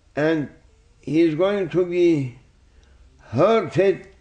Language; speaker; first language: English; non-native, learner; Turkish